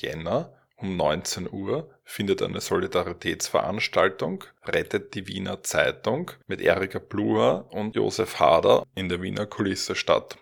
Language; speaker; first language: German; native; German